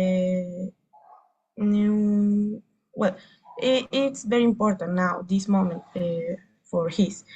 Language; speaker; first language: English; non-native, learner; Spanish